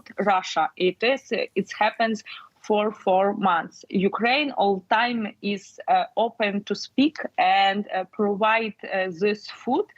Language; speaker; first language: English; non-native, learner; Ukrainian